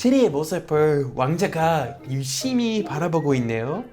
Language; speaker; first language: Korean; native; Korean